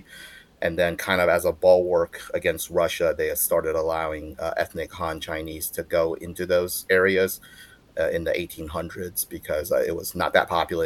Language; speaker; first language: English; early bilingual, other home language; Chinese